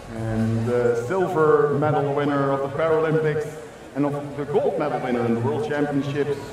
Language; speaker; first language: English; non-native, fluent; Dutch